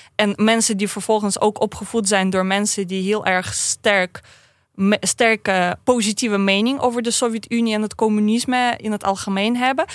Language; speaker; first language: Dutch; non-native, fluent; Russian